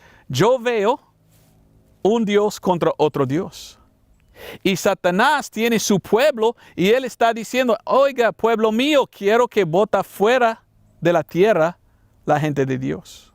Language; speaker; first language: Spanish; non-native, fluent; English